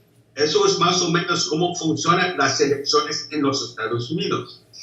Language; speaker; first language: Spanish; non-native, fluent; English